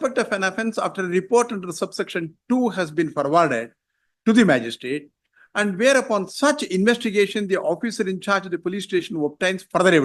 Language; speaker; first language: English; non-native, local second language; Kannada